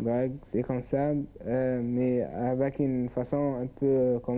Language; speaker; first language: French; non-native, learner; Arabic